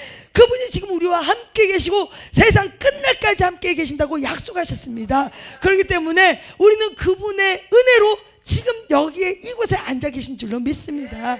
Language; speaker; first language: Korean; native; Korean